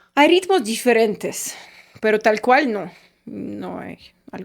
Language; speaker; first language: Spanish; non-native, fluent; Russian